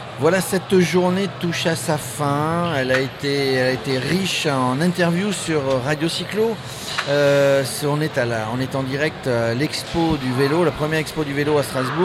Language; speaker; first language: French; native; French